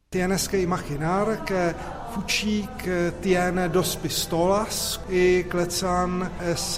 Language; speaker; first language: Spanish; non-native, fluent; Czech